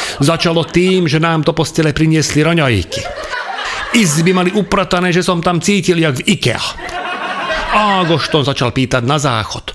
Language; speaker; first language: Slovak; non-native, local second language; Hungarian